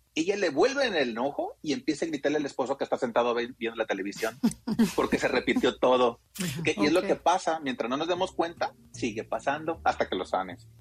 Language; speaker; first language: Spanish; native; Spanish